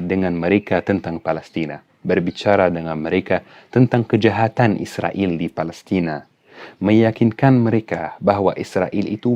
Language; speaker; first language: Indonesian; non-native, fluent; Arabic